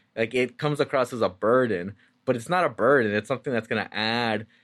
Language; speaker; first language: English; early bilingual, other home language; Spanish